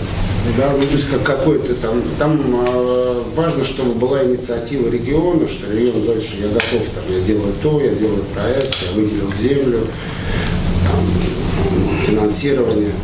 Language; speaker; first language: Russian; native; Russian